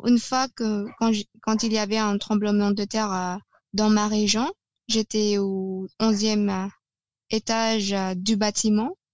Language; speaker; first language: French; non-native, fluent; Filipino